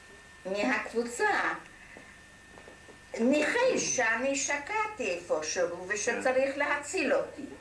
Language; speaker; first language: Hebrew; non-native, fluent; German